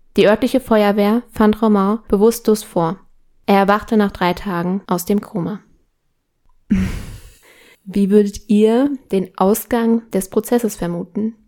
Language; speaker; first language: German; non-native, fluent; Spanish